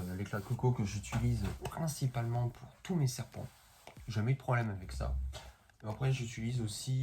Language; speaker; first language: French; native; French